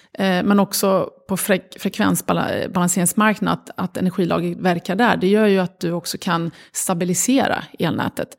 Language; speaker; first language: Swedish; early bilingual, other home language; Arabic